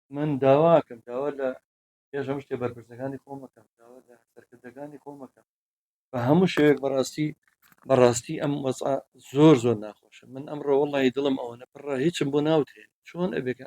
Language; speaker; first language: Central Kurdish; native; Central Kurdish